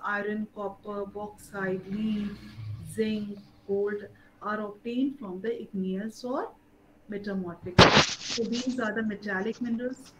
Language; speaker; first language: English; non-native, local second language; Hindi